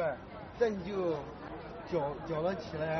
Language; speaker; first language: Chinese; native; Chinese